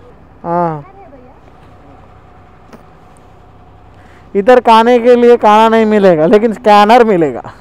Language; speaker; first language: Hindi; non-native, local second language; Telugu